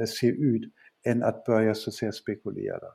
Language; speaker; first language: Swedish; non-native, fluent; German